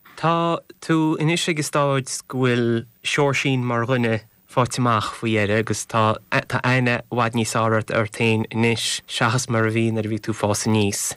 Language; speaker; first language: Irish; native; Irish